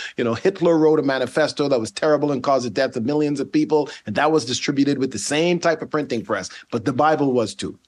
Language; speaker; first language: English; non-native, fluent; Dutch